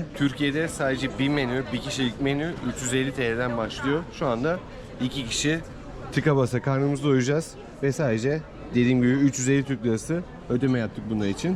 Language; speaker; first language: Turkish; native; Turkish